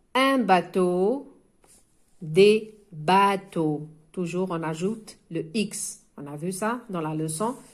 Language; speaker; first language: French; non-native, local second language; Arabic